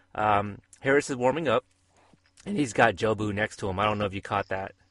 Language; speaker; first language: English; native; English